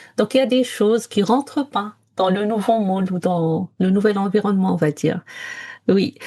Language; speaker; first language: French; non-native, local second language; Arabic